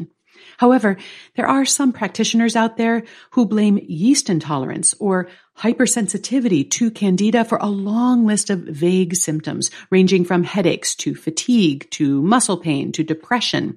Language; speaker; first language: English; native; English